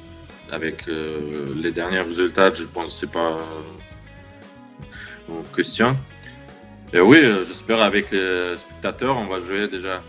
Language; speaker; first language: French; non-native, learner; Russian